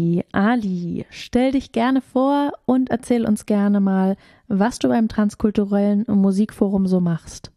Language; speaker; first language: German; native; German